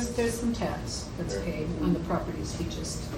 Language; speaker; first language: English; native; English